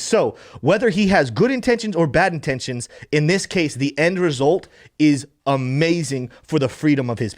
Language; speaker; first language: English; native; English